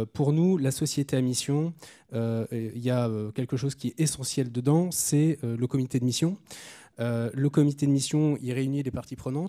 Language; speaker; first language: French; native; French